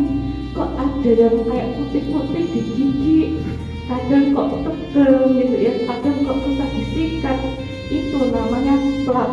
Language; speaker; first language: Indonesian; non-native, local second language; Javanese